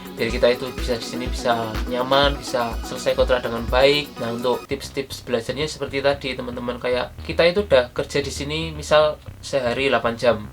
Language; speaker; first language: Indonesian; native; Indonesian